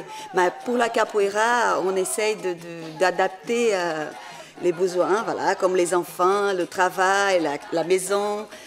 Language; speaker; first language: French; non-native, fluent; Portuguese